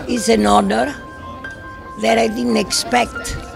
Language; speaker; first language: English; non-native, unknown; Italian